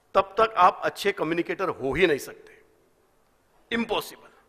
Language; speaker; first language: Hindi; non-native, local second language; Marathi